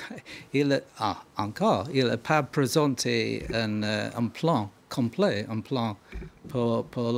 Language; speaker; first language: French; non-native, learner; English